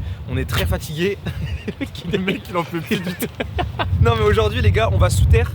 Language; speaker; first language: French; native; French